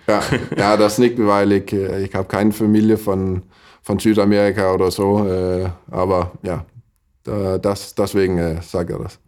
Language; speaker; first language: German; non-native, fluent; Danish